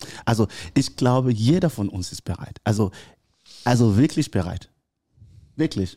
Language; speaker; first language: German; non-native, learner; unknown